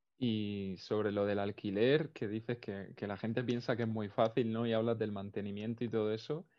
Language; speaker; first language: Spanish; native; Spanish